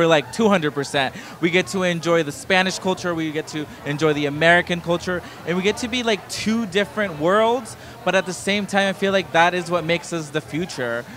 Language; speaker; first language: English; early bilingual, other home language; Spanish